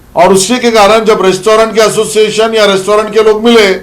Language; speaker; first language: Hindi; non-native, local second language; Marathi